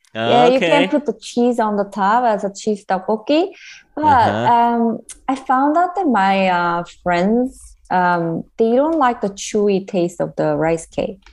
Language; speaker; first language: English; non-native, learner; Korean